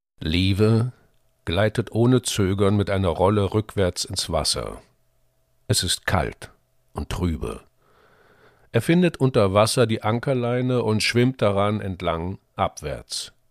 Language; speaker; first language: German; native; German